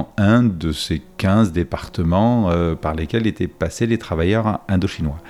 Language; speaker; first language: French; native; French